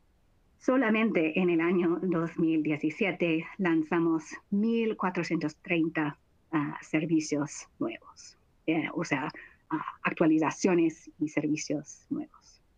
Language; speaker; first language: Spanish; non-native, fluent; English